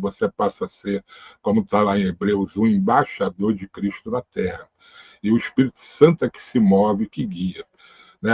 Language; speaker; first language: Portuguese; native; Portuguese